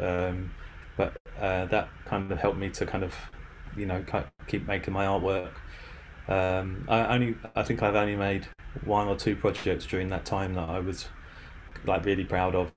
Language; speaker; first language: English; native; English